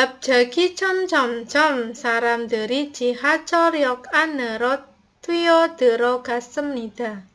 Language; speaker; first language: Korean; non-native, learner; Indonesian